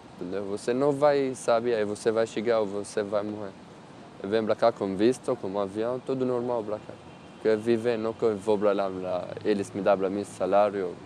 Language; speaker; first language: Portuguese; non-native, learner; Arabic